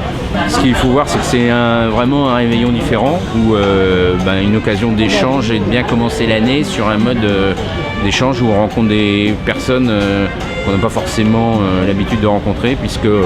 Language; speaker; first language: French; native; French